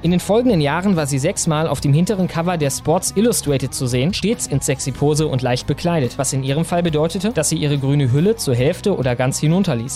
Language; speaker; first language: German; native; German